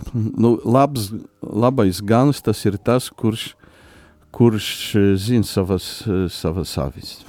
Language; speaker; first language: Latvian; non-native, fluent; Polish